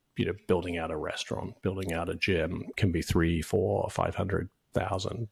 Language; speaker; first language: English; native; English